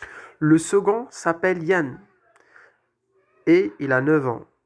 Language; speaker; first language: French; non-native, local second language; Arabic